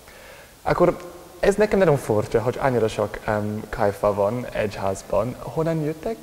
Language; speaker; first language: Hungarian; non-native, learner; English